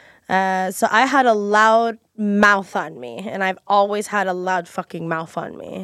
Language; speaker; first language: English; early bilingual, other home language; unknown